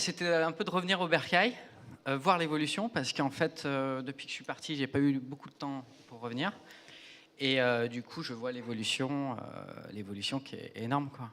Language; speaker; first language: French; native; French